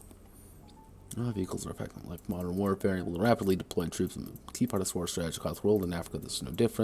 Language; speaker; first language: English; native; English